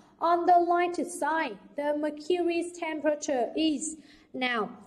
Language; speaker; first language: English; non-native, fluent; Vietnamese